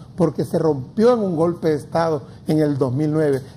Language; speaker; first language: Spanish; native; Spanish